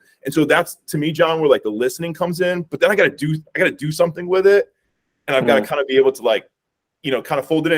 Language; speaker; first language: English; native; English